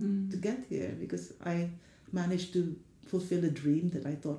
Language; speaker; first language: English; non-native, local second language; Filipino